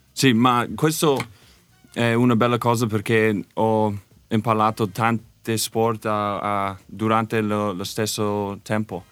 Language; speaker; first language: Italian; non-native, learner; English